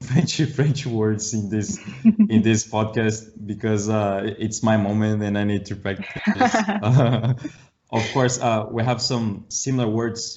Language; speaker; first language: English; non-native, learner; Portuguese